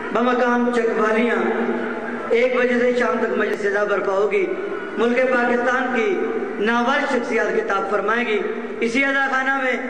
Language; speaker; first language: Urdu; non-native, local second language; Punjabi